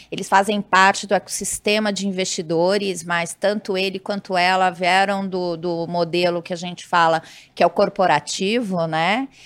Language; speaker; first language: Portuguese; native; Portuguese